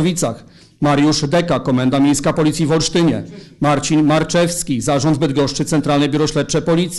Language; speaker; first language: Polish; native; Polish